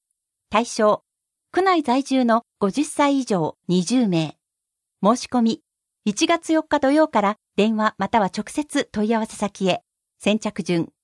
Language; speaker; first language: Japanese; native; Japanese